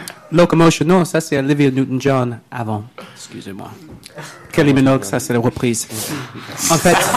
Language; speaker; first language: French; non-native, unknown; English